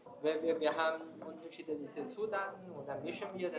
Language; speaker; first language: German; non-native, learner; Chinese